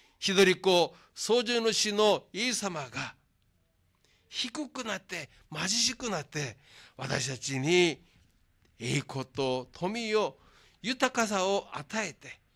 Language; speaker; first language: Japanese; non-native, fluent; Korean